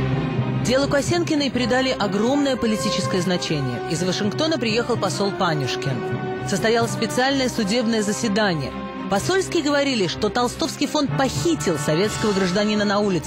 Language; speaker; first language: Russian; native; Russian